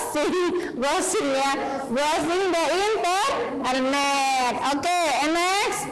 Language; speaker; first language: English; non-native, learner; Indonesian